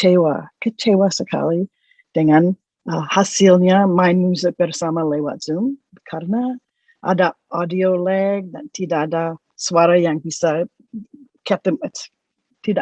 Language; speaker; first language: Indonesian; non-native, fluent; English